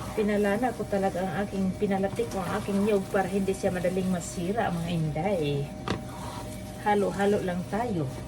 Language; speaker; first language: Filipino; non-native, local second language; Cebuano